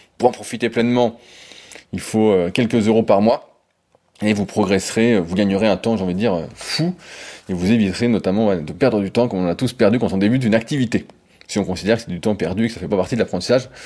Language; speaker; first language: French; native; French